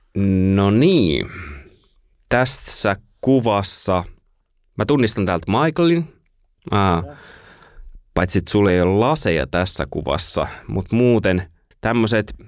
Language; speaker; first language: Finnish; native; Finnish